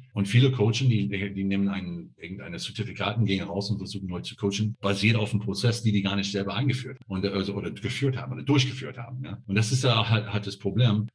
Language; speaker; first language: German; non-native, fluent; English